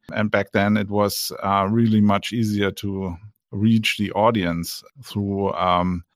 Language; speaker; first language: English; non-native, fluent; German